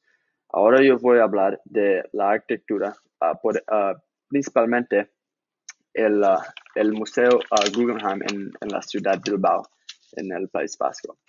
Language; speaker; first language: Spanish; non-native, learner; English